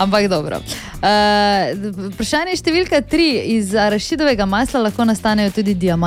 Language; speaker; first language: Slovenian; native; Slovenian